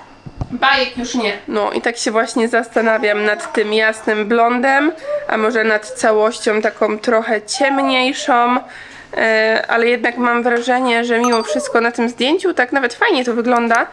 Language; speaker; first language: Polish; native; Polish